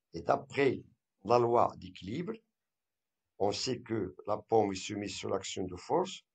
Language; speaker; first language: French; non-native, local second language; Arabic